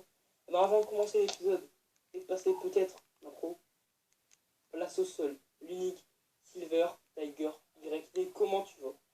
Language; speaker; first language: French; native; French